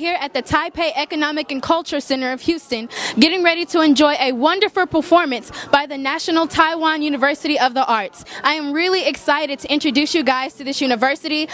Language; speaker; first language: English; native; English